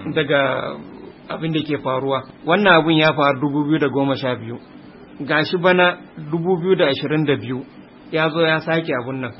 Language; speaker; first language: Hausa; native; Hausa